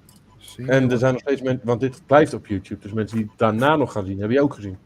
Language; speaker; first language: Dutch; native; Dutch